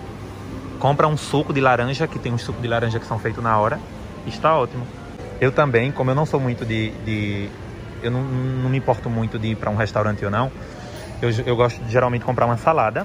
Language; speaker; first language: Portuguese; native; Portuguese